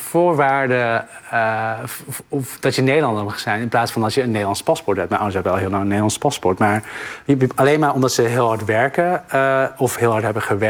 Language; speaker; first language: Dutch; native; Dutch